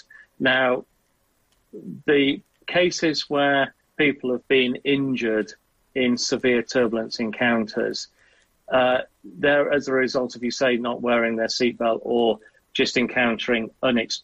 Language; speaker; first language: English; native; English